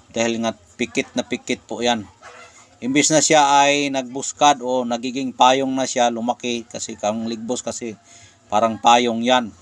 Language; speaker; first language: Filipino; non-native, local second language; Cebuano